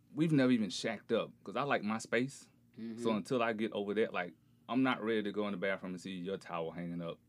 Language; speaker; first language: English; native; English